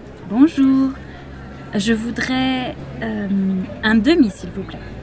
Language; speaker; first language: French; native; French